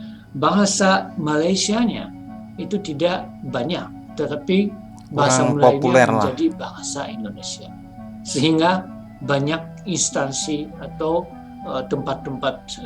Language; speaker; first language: Indonesian; non-native, fluent; Japanese